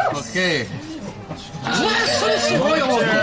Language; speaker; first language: Japanese; non-native, learner; English